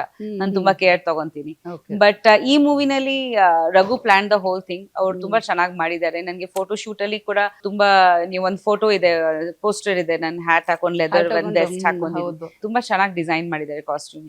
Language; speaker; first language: Kannada; non-native, local second language; Bangla